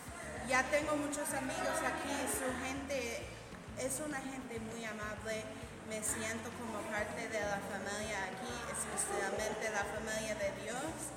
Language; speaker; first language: Spanish; non-native, learner; English